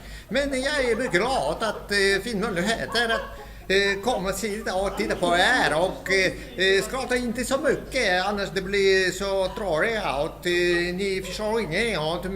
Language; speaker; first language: Swedish; non-native, learner; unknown